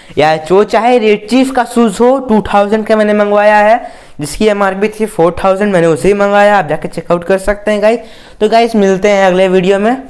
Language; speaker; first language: Hindi; native; Hindi